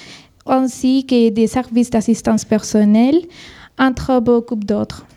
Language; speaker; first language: French; non-native, fluent; Spanish